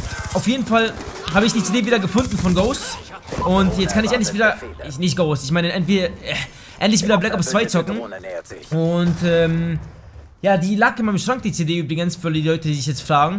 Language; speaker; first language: German; native; German